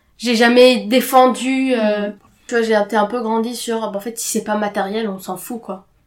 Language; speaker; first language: French; non-native, fluent; Arabic